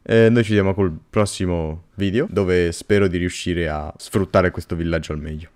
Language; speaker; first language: Italian; native; Italian